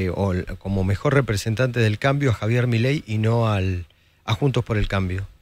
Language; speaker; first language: Spanish; native; Spanish